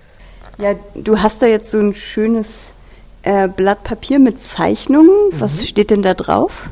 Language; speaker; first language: German; native; German